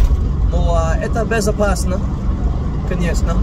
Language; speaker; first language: Russian; non-native, learner; English